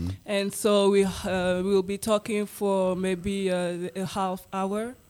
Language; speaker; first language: English; non-native, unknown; French